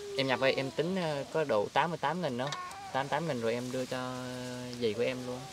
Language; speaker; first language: Vietnamese; native; Vietnamese